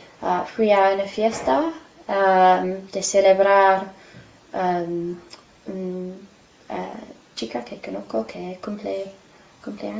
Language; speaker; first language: Spanish; non-native, fluent; English